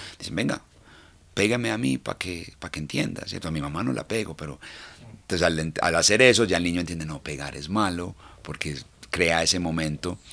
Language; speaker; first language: Spanish; early bilingual, heritage; English